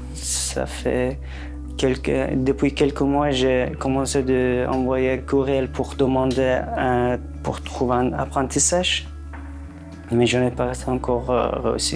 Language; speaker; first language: French; non-native, learner; Persian